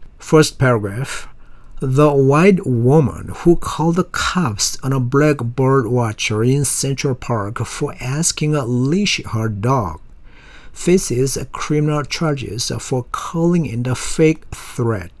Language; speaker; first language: English; non-native, fluent; Korean